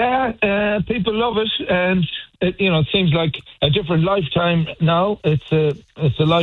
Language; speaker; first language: English; native; English